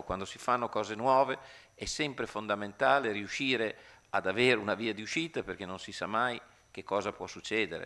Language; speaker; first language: Italian; native; Italian